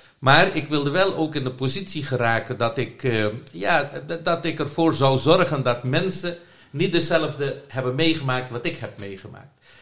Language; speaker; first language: Dutch; non-native, local second language; Caribbean Hindustani